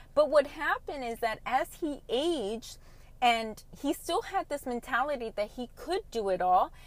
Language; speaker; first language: English; early bilingual, other home language; Spanish